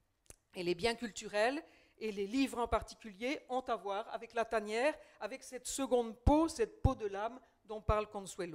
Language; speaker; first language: French; native; French